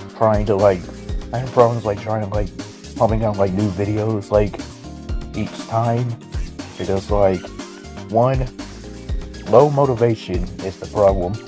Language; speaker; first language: English; native; English